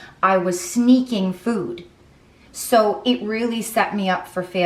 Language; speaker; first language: English; native; English